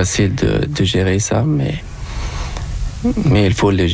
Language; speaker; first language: French; non-native, local second language; Arabic